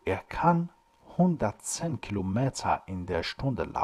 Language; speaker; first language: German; non-native, fluent; Persian